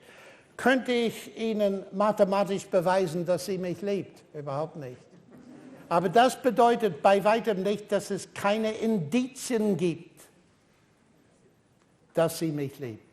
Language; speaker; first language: German; non-native, fluent; English